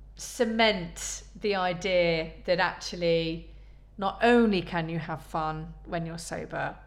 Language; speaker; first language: English; native; English